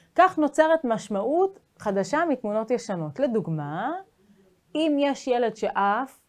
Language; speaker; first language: Hebrew; native; Hebrew